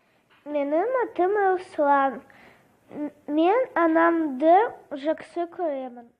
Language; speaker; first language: Kazakh; non-native, local second language; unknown